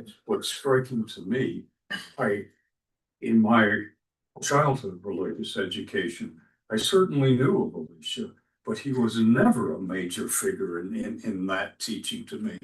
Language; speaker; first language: English; native; English